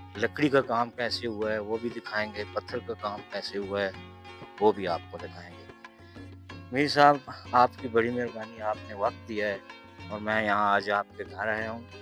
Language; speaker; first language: Urdu; non-native, local second language; Punjabi